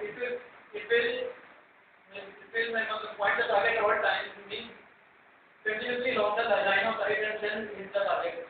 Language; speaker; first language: English; non-native, learner; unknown